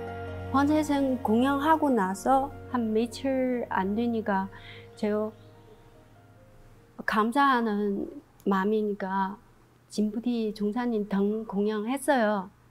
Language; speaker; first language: Korean; non-native, learner; Chinese